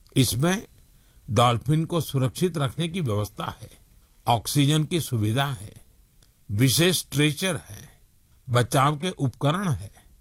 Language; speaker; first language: Hindi; non-native, local second language; Gujarati